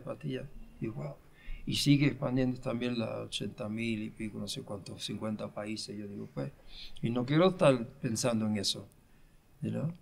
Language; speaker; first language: Spanish; early bilingual, heritage; Spanish